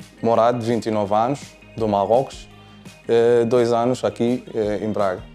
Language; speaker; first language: Portuguese; non-native, learner; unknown